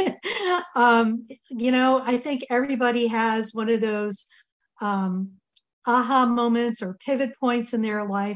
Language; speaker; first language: English; native; English